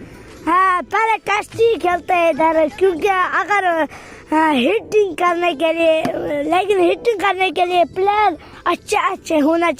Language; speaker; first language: Hindi; non-native, local second language; Kashmiri